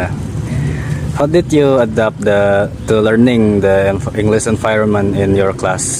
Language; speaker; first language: English; non-native, learner; Indonesian